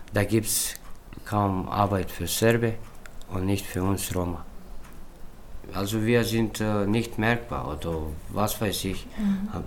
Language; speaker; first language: German; early bilingual, other home language; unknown